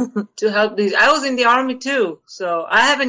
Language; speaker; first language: English; non-native, fluent; Hebrew